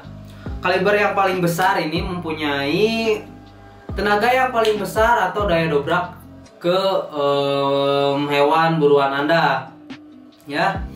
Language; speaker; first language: Indonesian; native; Indonesian